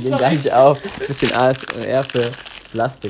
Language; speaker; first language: German; native; German